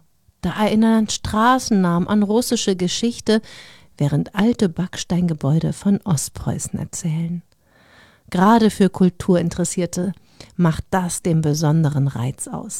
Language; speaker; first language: German; native; German